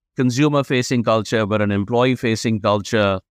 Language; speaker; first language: English; non-native, local second language; Hindi